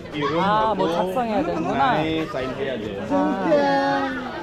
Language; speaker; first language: Korean; native; Korean